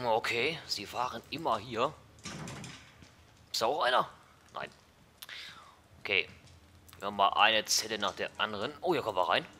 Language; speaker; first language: German; native; German